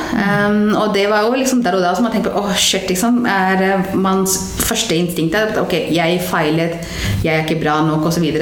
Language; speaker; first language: Norwegian; non-native, fluent; Hindi